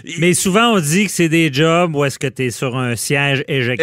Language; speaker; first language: French; native; French